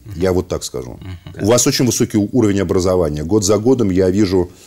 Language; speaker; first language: Russian; native; Russian